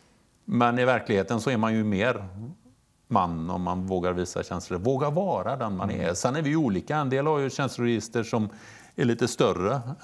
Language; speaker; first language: Swedish; native; Swedish